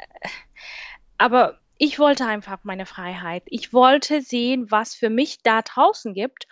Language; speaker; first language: German; non-native, fluent; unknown